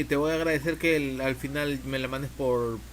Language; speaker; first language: Spanish; native; Spanish